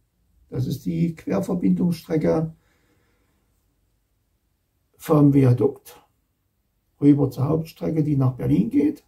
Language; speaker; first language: German; native; German